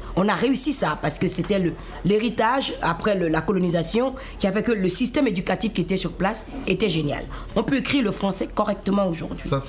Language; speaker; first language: French; non-native, local second language; Fon